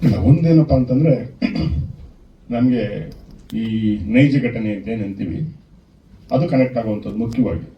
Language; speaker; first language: Kannada; native; Kannada